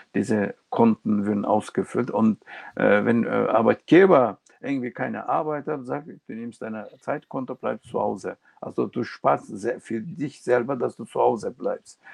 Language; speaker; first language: German; non-native, local second language; Turkish